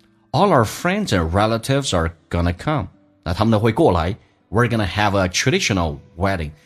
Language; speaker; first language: English; non-native, fluent; Chinese